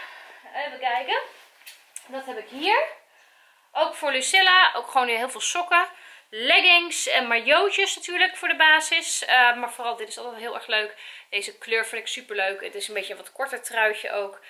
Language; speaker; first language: Dutch; native; Dutch